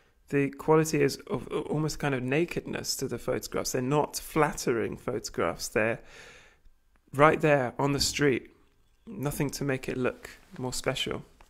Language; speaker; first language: English; native; English